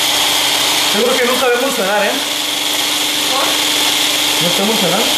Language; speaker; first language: Spanish; native; Spanish